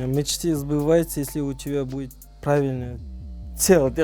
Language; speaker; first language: Russian; non-native, local second language; Kazakh